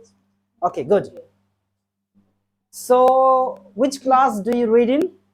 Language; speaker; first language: English; non-native, local second language; Bangla